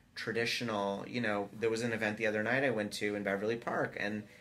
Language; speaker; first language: English; native; English